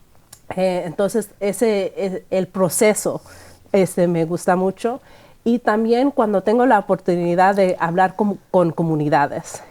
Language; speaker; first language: Spanish; early bilingual, heritage; Spanish